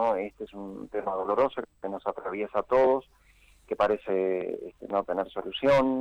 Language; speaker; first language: Spanish; native; Spanish